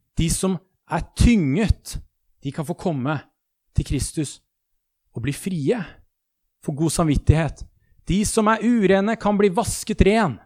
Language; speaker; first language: Norwegian; native; Norwegian